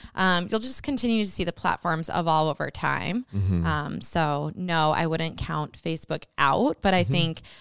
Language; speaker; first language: English; native; English